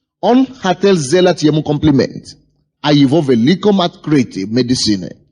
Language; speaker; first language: Russian; non-native, fluent; Yoruba